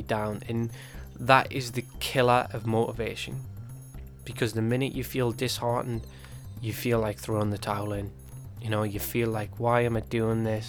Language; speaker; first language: English; native; English